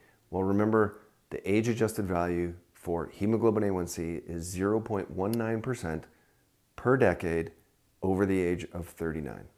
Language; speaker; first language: English; native; English